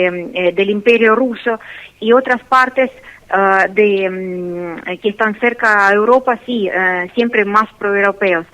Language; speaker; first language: Spanish; non-native, fluent; Russian